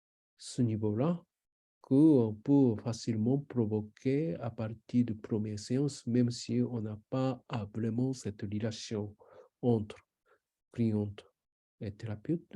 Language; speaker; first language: French; non-native, learner; Japanese